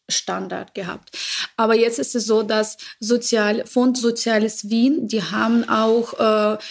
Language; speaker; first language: German; non-native, learner; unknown